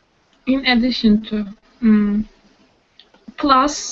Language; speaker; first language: English; non-native, learner; Turkish